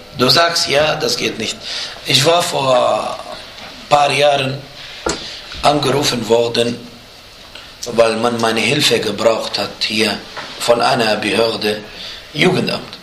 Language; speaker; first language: German; non-native, fluent; Arabic